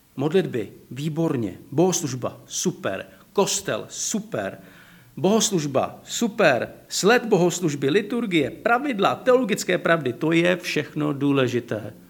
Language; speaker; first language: Czech; non-native, fluent; Slovak